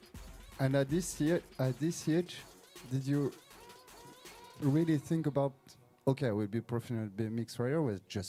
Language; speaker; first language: English; non-native, learner; French